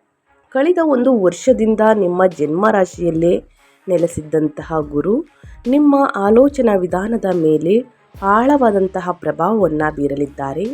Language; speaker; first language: Kannada; native; Kannada